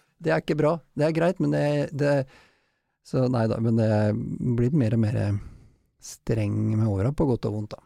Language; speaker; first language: Norwegian; native; Norwegian